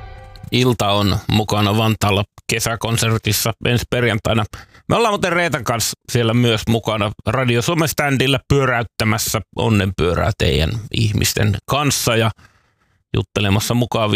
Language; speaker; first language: Finnish; native; Finnish